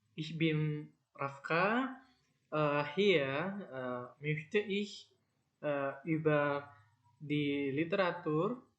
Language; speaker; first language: German; non-native, learner; Indonesian